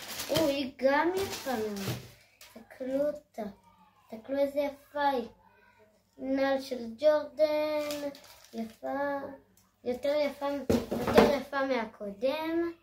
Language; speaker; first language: Hebrew; native; Hebrew